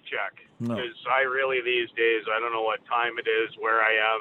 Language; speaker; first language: English; native; English